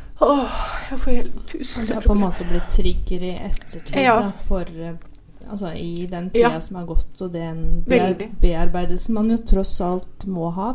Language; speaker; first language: Norwegian; native; Norwegian